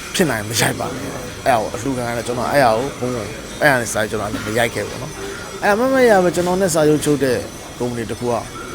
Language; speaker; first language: Burmese; native; Burmese